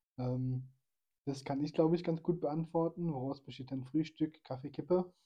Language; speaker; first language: German; early bilingual, other home language; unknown